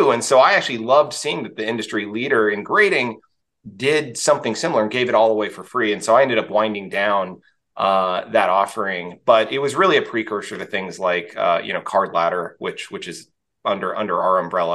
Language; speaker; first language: English; native; English